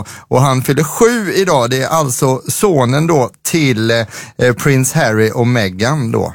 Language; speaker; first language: Swedish; native; Swedish